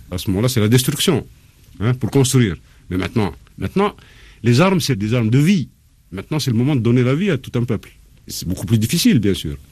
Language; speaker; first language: French; non-native, local second language; Arabic